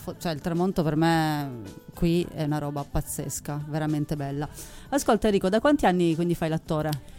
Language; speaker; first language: Italian; native; Italian